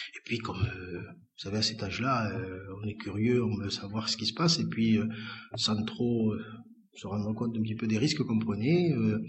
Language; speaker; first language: French; native; French